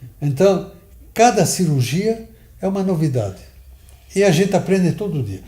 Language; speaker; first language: Portuguese; early bilingual, other home language; Italian